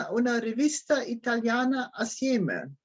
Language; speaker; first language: Italian; non-native, learner; German